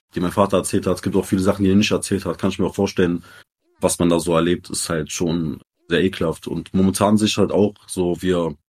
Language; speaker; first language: German; early bilingual, other home language; Arabic